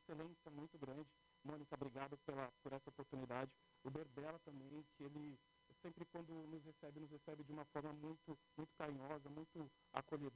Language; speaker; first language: Portuguese; native; Portuguese